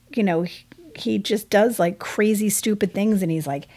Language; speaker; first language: English; native; English